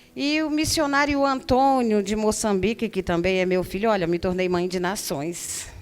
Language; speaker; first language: Portuguese; native; Portuguese